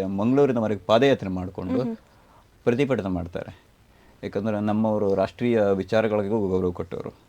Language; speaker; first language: Kannada; native; Kannada